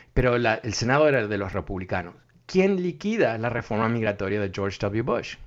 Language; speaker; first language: Spanish; native; Spanish